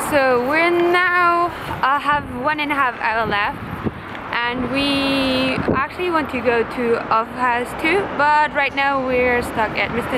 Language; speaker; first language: English; non-native, fluent; German